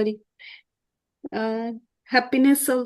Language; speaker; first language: English; non-native, learner; Hindi